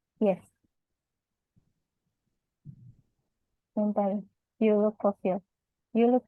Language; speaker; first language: English; non-native, learner; Indonesian